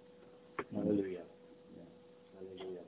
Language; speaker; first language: Hebrew; non-native, learner; English